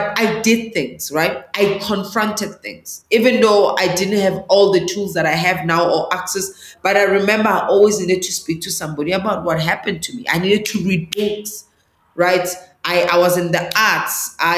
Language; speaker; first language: English; non-native, local second language; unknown